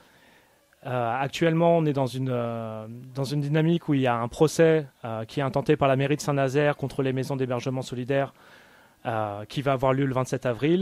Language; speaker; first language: French; native; French